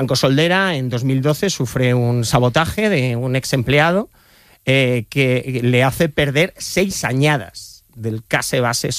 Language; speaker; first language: Spanish; native; Spanish